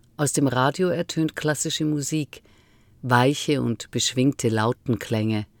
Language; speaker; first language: German; native; German